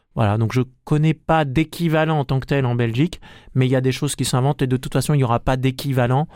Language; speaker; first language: French; native; French